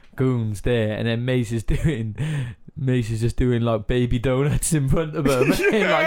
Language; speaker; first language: English; native; English